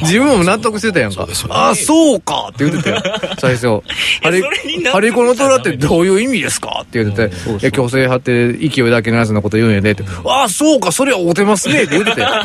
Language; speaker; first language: Japanese; native; Japanese